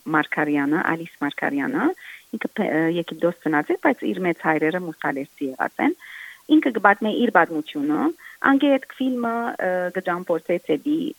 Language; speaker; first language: Armenian; native; Armenian